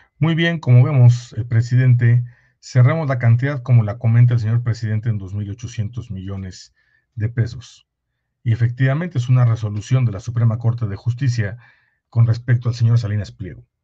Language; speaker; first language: Spanish; native; Spanish